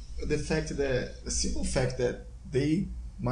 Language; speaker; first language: English; non-native, fluent; Portuguese